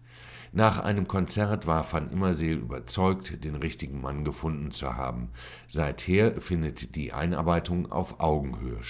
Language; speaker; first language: German; native; German